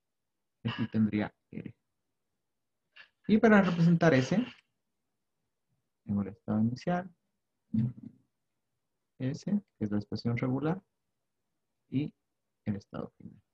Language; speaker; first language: Spanish; native; Spanish